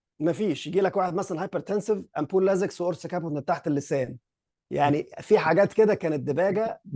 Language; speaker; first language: Egyptian Arabic; early bilingual, heritage; Arabic